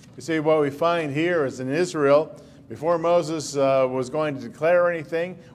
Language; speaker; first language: English; native; English